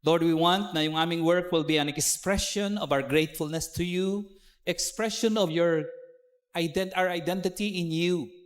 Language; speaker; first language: English; non-native, local second language; Filipino